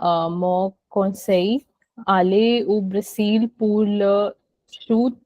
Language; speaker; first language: French; non-native, learner; Hindi